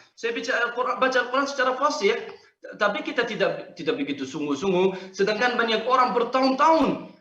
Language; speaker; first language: Indonesian; non-native, fluent; Arabic